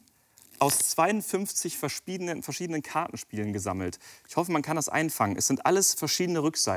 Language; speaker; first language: German; native; German